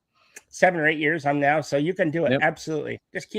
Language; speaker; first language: English; native; English